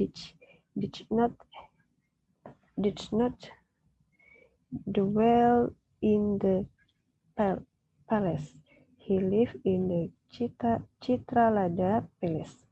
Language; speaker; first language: English; non-native, learner; Indonesian